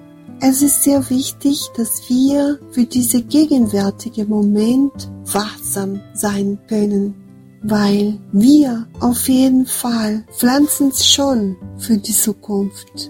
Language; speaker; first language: German; non-native, fluent; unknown